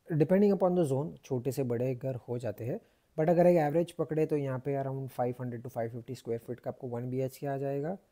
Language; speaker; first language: Hindi; native; Hindi